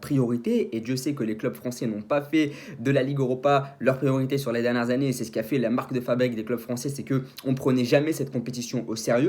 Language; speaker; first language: French; native; French